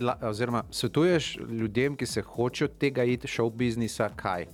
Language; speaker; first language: Slovenian; native; Slovenian